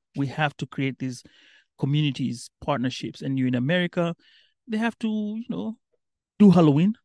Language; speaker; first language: English; non-native, local second language; Giryama